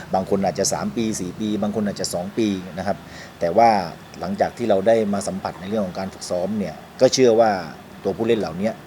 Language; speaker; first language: Thai; native; Thai